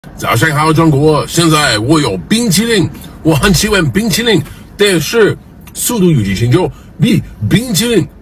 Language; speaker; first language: Chinese; non-native, learner; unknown